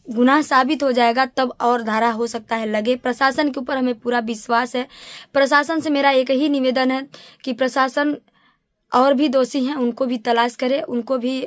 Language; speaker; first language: Hindi; native; Hindi